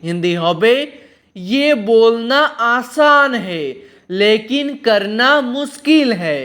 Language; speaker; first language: Hindi; non-native, local second language; Bangla